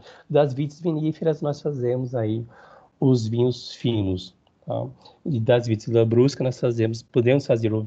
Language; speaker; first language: Portuguese; native; Portuguese